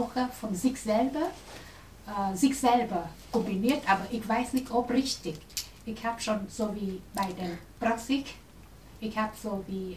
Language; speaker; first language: German; non-native, learner; Vietnamese